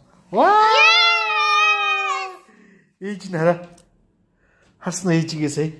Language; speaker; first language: Mongolian; native; Mongolian